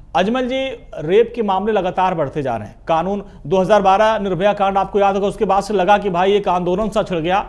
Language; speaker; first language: Hindi; native; Hindi